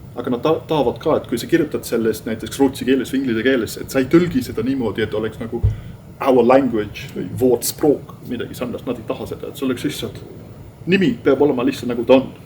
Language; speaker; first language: Estonian; non-native, fluent; Dutch